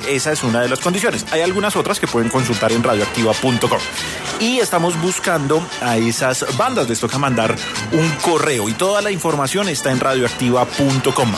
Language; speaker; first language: Spanish; native; Spanish